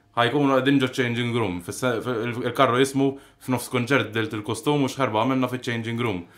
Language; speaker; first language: Maltese; native; Maltese